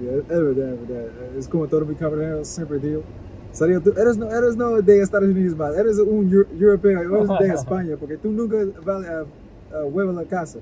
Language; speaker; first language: Spanish; non-native, learner; English